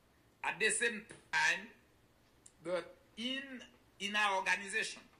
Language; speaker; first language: English; non-native, learner; Haitian Creole